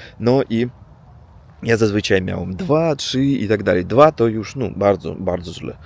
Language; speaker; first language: Polish; non-native, learner; Russian